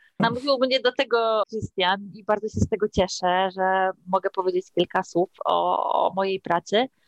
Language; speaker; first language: Polish; native; Polish